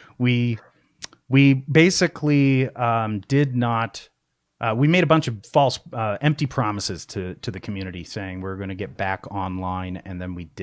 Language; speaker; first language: English; native; English